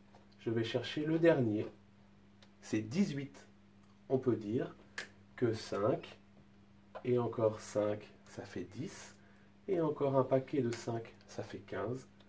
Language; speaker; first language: French; native; French